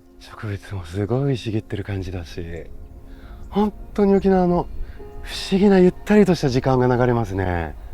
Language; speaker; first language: Japanese; non-native, fluent; French